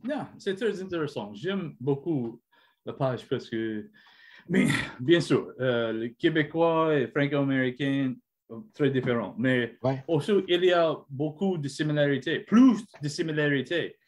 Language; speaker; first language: French; non-native, learner; English